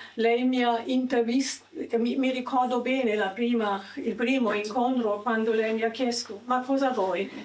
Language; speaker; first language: Italian; non-native, learner; German